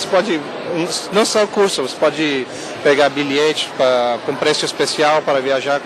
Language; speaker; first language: Portuguese; non-native, fluent; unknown